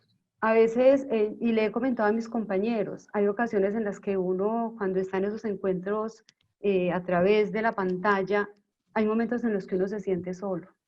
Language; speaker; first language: Spanish; native; Spanish